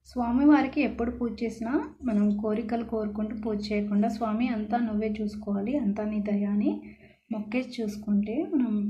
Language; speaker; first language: Telugu; native; Telugu